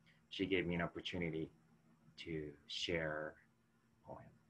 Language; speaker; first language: English; non-native, fluent; Japanese